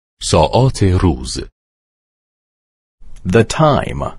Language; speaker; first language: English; non-native, fluent; Persian